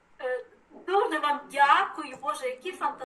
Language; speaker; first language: Ukrainian; native; Ukrainian